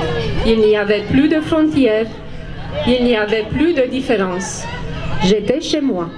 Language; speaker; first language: French; non-native, fluent; Romanian